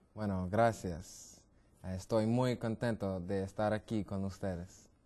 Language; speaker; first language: Spanish; non-native, learner; English